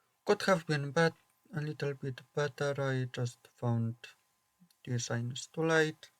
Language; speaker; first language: English; non-native, fluent; Polish